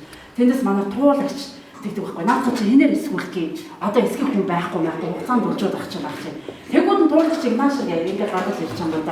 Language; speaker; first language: Mongolian; native; Mongolian